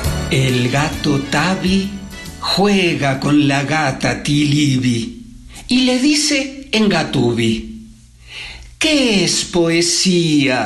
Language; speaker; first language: Spanish; native; Spanish